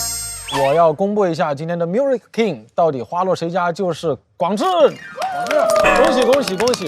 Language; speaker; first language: Chinese; native; Chinese